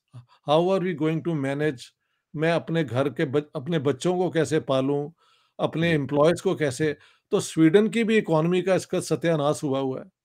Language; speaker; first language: Urdu; non-native, local second language; Punjabi